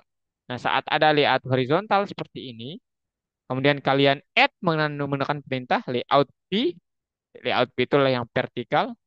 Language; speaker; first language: Indonesian; native; Indonesian